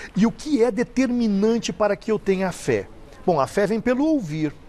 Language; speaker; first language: Portuguese; native; Portuguese